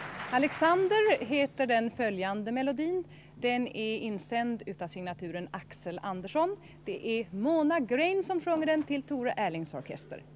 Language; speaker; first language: Swedish; native; Swedish